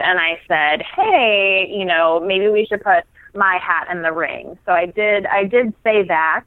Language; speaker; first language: English; native; English